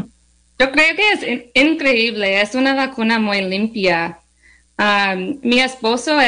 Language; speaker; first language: Spanish; non-native, learner; English